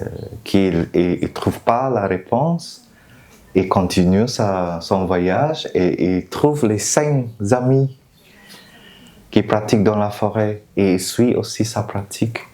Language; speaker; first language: French; non-native, fluent; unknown